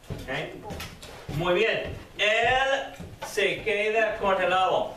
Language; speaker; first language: Spanish; non-native, fluent; English